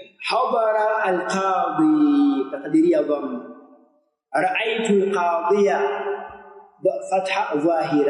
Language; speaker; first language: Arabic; non-native, fluent; Swahili